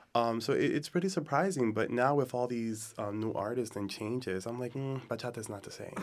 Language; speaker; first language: English; native; English